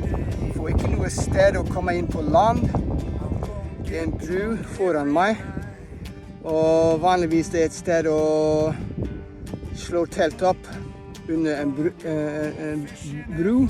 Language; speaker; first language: Norwegian; non-native, fluent; English